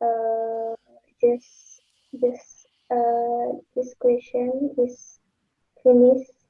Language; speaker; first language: English; non-native, learner; Indonesian